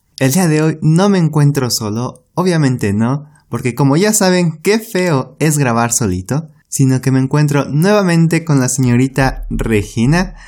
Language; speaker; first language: Spanish; native; Spanish